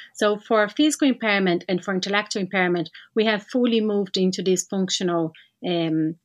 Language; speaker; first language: English; non-native, fluent; Portuguese